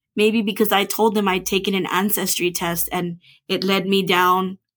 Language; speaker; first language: English; native; English